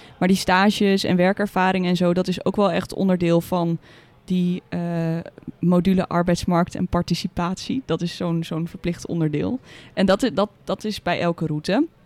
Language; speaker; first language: Dutch; native; Dutch